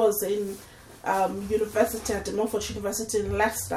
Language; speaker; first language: English; non-native, local second language; Yoruba